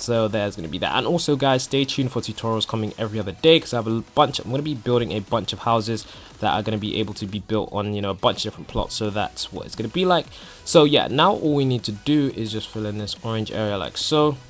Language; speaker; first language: English; native; English